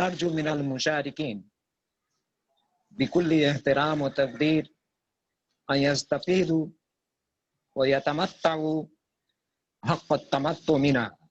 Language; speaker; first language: Arabic; non-native, fluent; Bangla